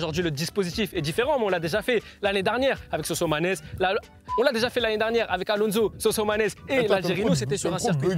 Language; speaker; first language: French; native; French